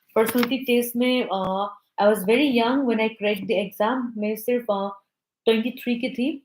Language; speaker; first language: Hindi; non-native, local second language; Manipuri